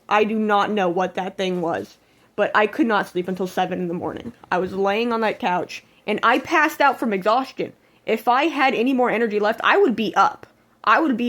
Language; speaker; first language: English; native; English